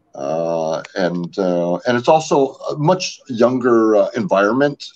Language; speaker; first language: English; native; English